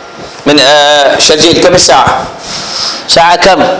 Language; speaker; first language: Arabic; non-native, fluent; Urdu